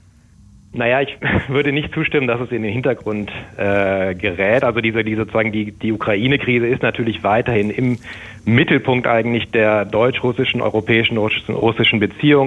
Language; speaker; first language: German; native; German